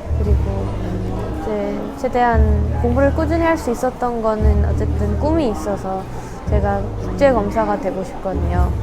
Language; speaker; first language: Korean; early bilingual, heritage; Korean